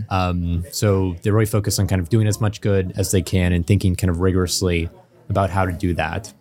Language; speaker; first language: English; native; English